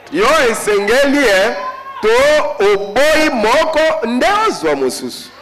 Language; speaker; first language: Lingala; native; Lingala